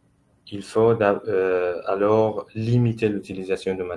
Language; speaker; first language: French; non-native, fluent; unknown